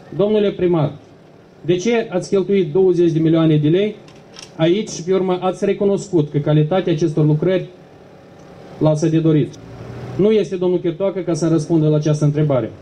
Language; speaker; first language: Romanian; native; Romanian